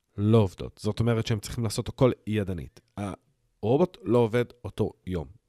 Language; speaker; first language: Hebrew; native; Hebrew